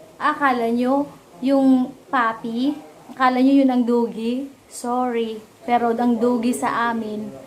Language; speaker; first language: Filipino; non-native, local second language; Bikol